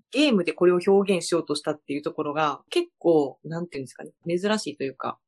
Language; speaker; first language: Japanese; early bilingual, other home language; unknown